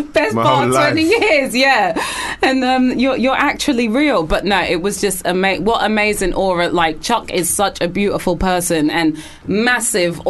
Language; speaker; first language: English; native; English